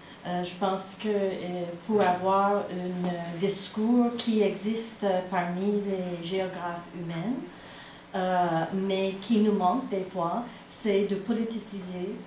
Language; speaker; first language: French; non-native, fluent; English